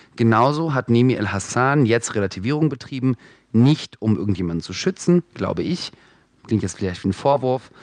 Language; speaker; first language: German; early bilingual, other home language; Russian